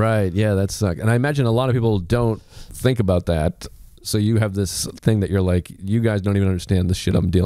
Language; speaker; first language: English; native; English